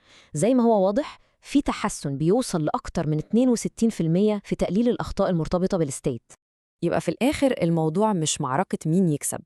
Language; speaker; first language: Arabic; native; Arabic